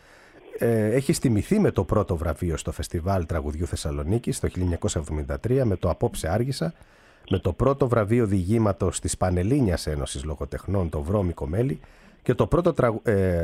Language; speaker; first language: Greek; native; Greek